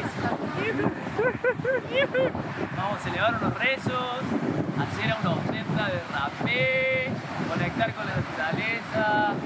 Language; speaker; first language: Spanish; native; Spanish